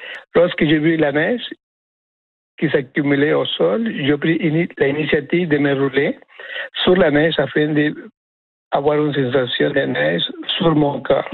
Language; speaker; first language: French; non-native, fluent; Spanish